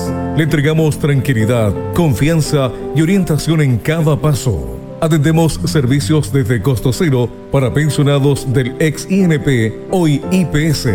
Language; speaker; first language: Spanish; native; Spanish